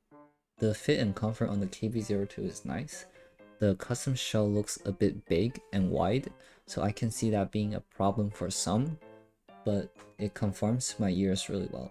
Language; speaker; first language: English; non-native, fluent; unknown